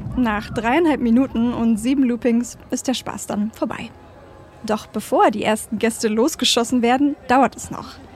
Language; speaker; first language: German; native; German